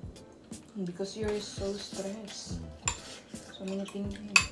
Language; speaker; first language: English; non-native, learner; Filipino